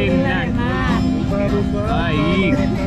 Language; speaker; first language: Indonesian; non-native, learner; English